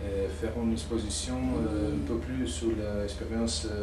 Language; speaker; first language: French; non-native, fluent; Portuguese